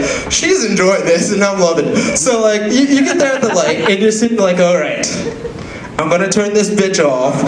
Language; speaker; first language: English; native; English